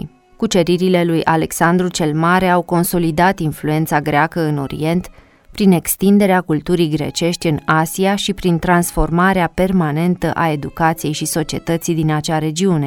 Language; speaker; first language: Romanian; native; Romanian